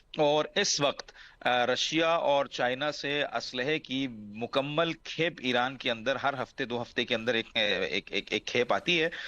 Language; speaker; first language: Urdu; non-native, local second language; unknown